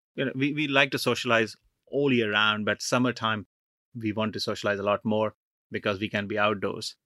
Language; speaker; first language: English; non-native, local second language; Punjabi